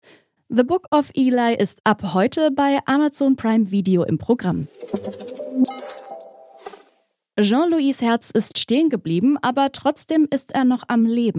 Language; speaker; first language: German; native; German